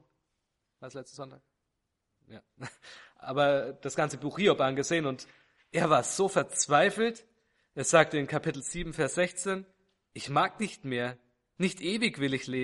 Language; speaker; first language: German; native; German